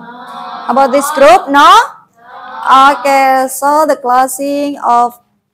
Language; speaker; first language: English; non-native, learner; Indonesian